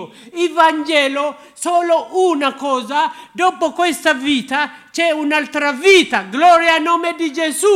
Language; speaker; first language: Italian; non-native, learner; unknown